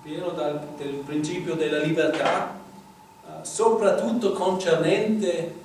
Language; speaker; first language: Italian; non-native, fluent; German